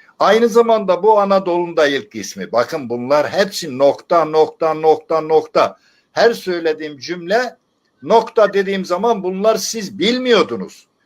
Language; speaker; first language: Turkish; non-native, local second language; Zaza